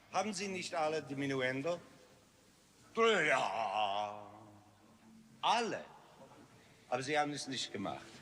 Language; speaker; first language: German; non-native, learner; English